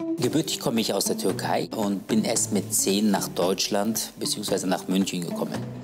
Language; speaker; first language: German; early bilingual, other home language; Turkish